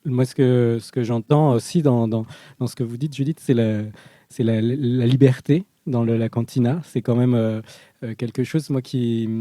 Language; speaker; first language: French; native; French